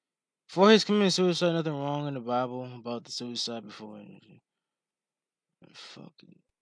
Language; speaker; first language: English; native; English